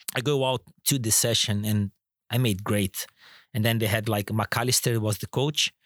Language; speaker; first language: English; non-native, fluent; Portuguese